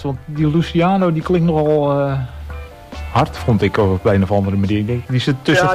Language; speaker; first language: Dutch; native; Dutch